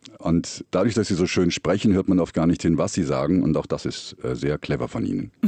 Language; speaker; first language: German; native; German